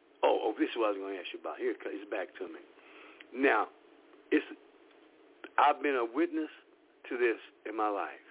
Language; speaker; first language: English; native; English